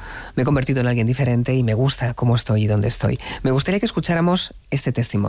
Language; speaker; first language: Spanish; native; Spanish